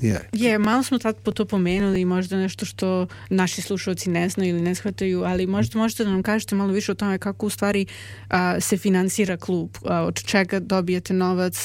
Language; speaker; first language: Croatian; native; Croatian